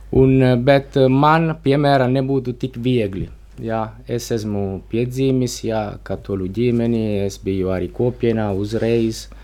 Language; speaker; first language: Latvian; non-native, learner; Italian